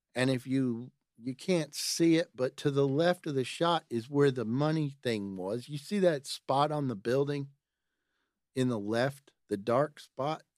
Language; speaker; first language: English; native; English